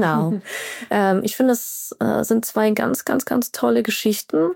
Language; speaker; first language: German; native; German